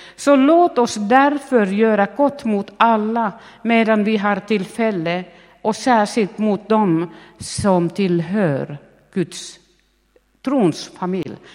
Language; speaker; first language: Swedish; native; Swedish